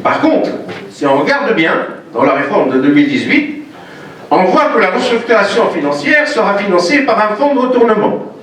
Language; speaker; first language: French; non-native, local second language; Arabic